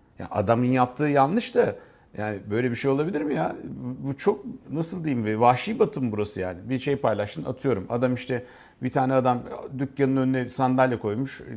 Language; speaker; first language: Turkish; native; Turkish